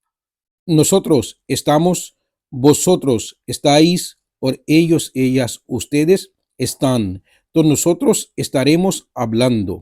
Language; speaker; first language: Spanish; non-native, fluent; Urdu